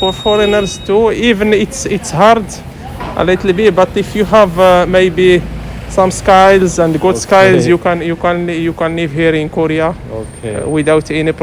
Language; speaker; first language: English; non-native, fluent; Arabic